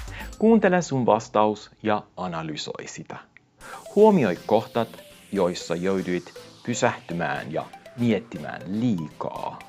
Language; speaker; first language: Finnish; non-native, fluent; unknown